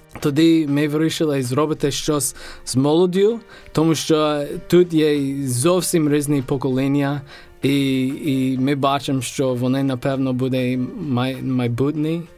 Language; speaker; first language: Ukrainian; non-native, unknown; English